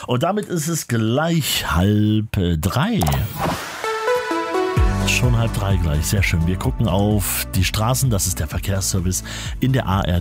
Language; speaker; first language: German; native; German